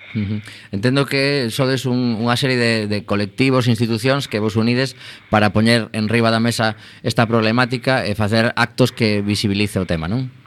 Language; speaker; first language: Galician; native; Galician